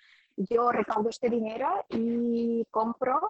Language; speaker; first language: Spanish; non-native, fluent; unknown